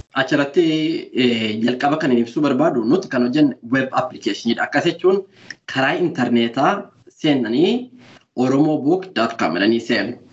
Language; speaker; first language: Oromo; early bilingual, other home language; Norwegian